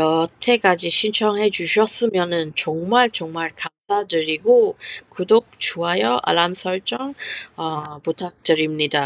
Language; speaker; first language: Korean; non-native, fluent; English